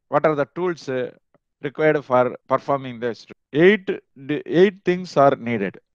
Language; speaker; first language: English; non-native, local second language; Tamil